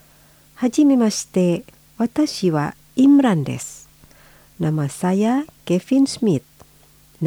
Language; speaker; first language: Japanese; non-native, fluent; Indonesian